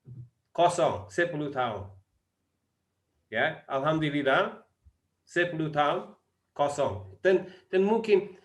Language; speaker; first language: Indonesian; non-native, learner; English